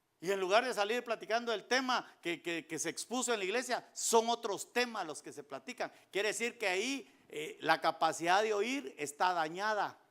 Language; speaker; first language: Spanish; native; Spanish